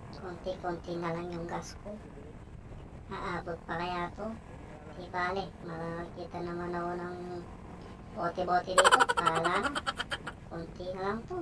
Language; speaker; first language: Filipino; non-native, local second language; Pampanga